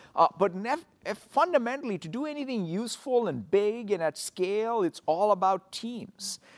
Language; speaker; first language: English; non-native, local second language; Telugu